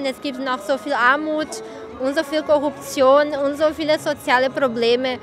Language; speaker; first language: German; non-native, fluent; Portuguese